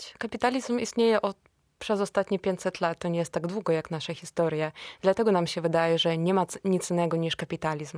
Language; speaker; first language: Polish; non-native, fluent; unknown